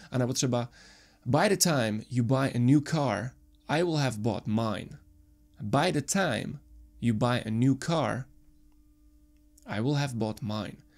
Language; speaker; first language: English; non-native, fluent; Czech